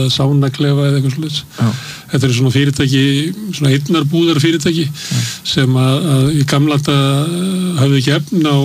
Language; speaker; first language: Icelandic; native; Icelandic